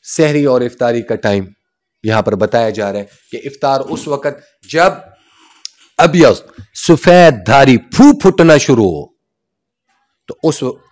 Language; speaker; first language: Urdu; non-native, local second language; Punjabi